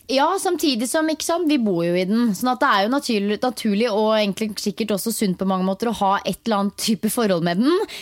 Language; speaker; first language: Norwegian; native; Norwegian